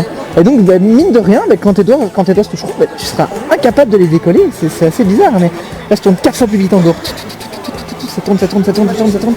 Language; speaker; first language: French; native; French